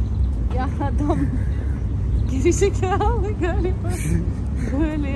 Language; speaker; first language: Turkish; non-native, learner; Russian